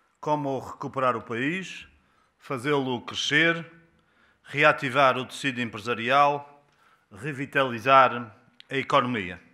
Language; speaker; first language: Portuguese; native; Portuguese